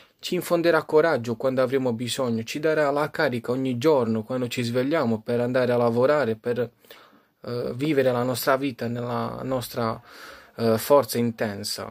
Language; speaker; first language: Italian; native; Italian